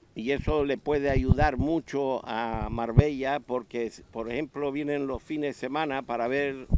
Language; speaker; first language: Spanish; native; Spanish